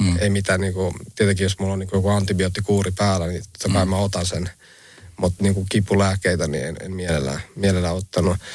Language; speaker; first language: Finnish; early bilingual, other home language; Albanian